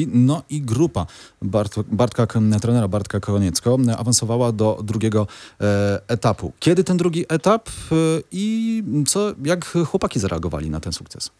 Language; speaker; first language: Polish; native; Polish